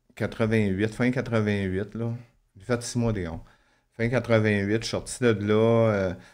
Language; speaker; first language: French; native; French